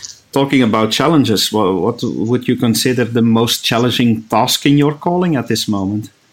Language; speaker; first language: English; non-native, fluent; Dutch